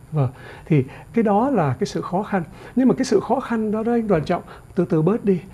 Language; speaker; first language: Vietnamese; native; Vietnamese